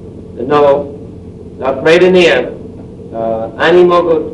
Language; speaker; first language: Russian; non-native, learner; English